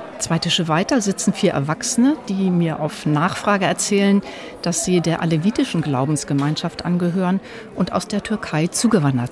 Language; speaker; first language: German; native; German